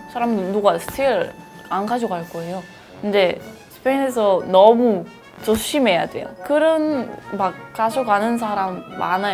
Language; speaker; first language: Korean; non-native, fluent; Spanish